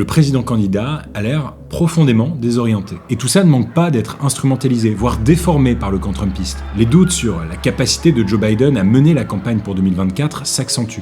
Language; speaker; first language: French; native; French